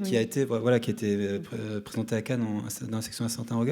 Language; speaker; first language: French; native; French